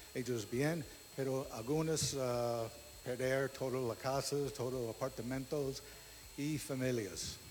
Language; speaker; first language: Spanish; non-native, learner; English